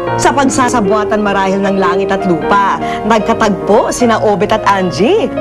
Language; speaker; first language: Filipino; native; Filipino